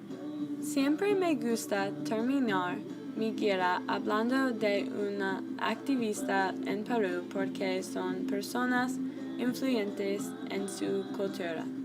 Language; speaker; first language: Spanish; non-native, learner; English